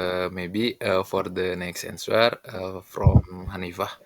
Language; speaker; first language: English; non-native, learner; Indonesian